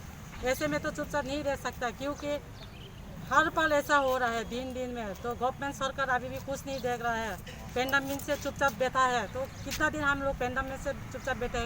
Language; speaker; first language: Hindi; non-native, local second language; Kok Borok